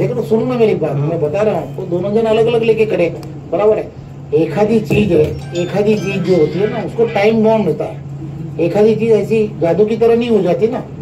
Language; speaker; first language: Hindi; non-native, local second language; Marathi